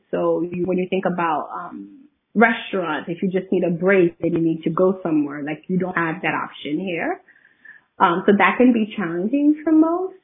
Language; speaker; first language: English; early bilingual, other home language; Haitian Creole